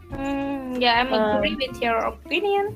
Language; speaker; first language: English; non-native, learner; Indonesian